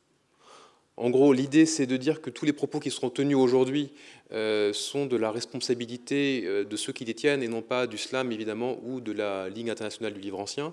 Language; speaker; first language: French; native; French